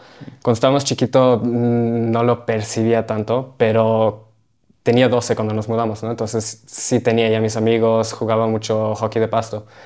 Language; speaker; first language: Spanish; early bilingual, heritage; Spanish